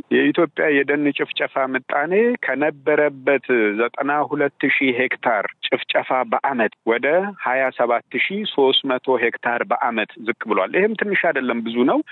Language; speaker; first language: Amharic; native; Amharic